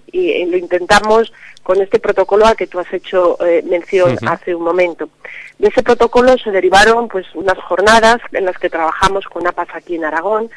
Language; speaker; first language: Spanish; native; Spanish